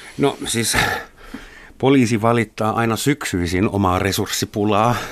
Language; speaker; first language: Finnish; non-native, fluent; German